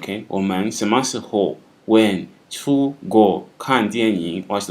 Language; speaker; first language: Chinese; non-native, learner; English